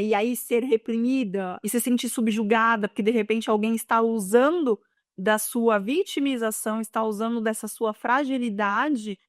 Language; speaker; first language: Portuguese; native; Portuguese